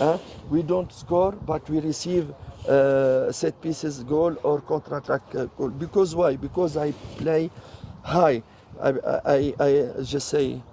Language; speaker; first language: English; non-native, learner; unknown